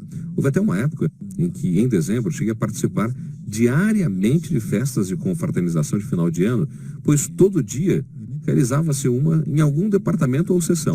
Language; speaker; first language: Portuguese; native; Portuguese